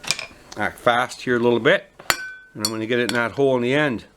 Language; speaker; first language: English; native; English